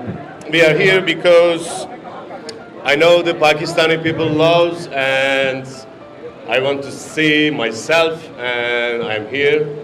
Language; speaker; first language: English; non-native, learner; Turkish